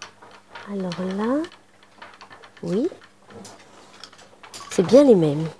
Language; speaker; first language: French; native; French